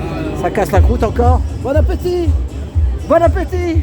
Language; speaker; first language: French; native; French